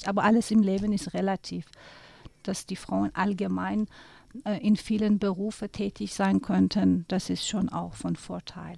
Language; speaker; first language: German; non-native, fluent; Persian